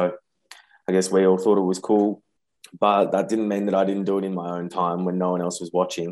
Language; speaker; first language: English; native; English